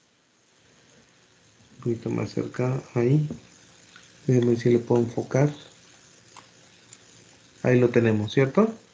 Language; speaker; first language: Spanish; native; Spanish